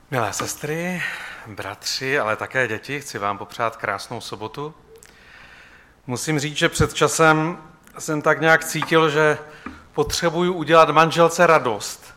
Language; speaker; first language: Czech; native; Czech